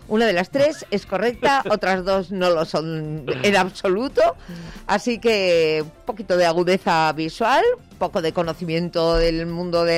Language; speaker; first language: Spanish; native; Spanish